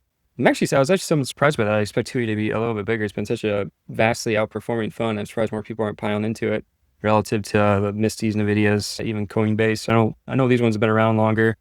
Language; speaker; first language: English; native; English